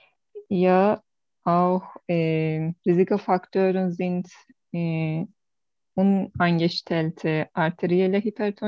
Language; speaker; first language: German; non-native, learner; Turkish